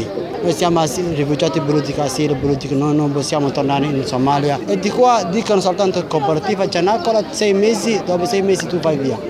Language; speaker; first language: Italian; non-native, fluent; Somali